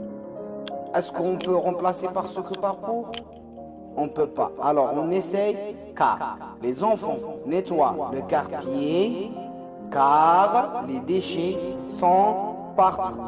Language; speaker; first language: French; non-native, local second language; Arabic